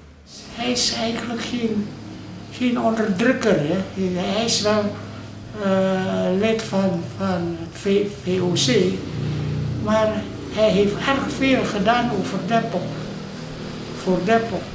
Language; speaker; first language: Dutch; non-native, fluent; Indonesian